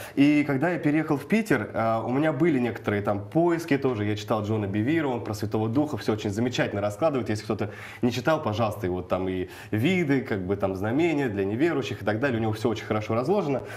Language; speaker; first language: Russian; native; Russian